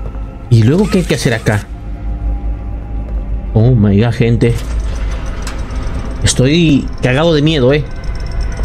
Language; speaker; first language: Spanish; native; Spanish